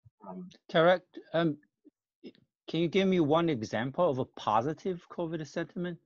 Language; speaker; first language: English; non-native, fluent; Chinese